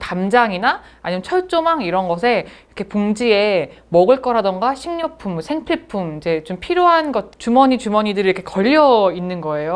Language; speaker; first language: Korean; native; Korean